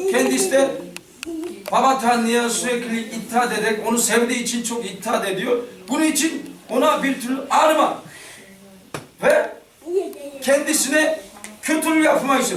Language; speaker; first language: Turkish; non-native, learner; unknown